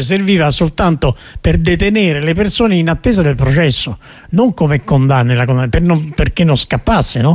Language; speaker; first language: Italian; native; Italian